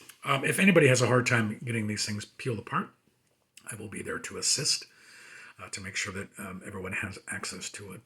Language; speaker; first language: English; native; English